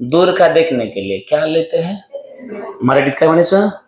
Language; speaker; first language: Hindi; non-native, local second language; Marathi